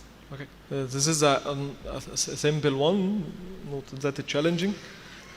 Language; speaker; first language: English; non-native, fluent; Arabic